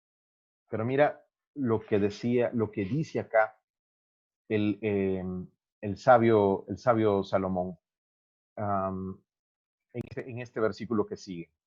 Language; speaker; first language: Spanish; native; Spanish